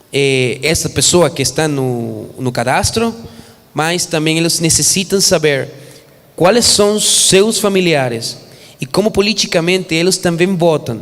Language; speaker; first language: Portuguese; non-native, fluent; Spanish